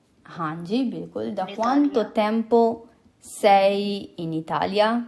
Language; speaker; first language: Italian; non-native, fluent; Urdu